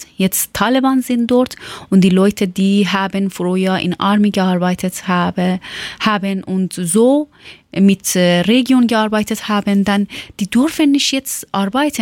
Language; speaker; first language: German; non-native, learner; Persian